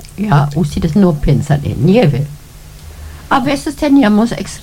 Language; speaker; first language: Spanish; non-native, learner; German